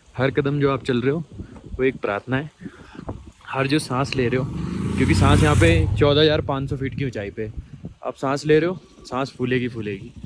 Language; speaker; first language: Hindi; native; Hindi